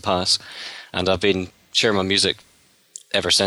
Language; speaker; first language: English; native; English